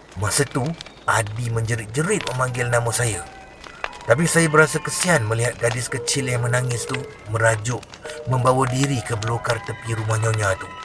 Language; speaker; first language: Malay; native; Malay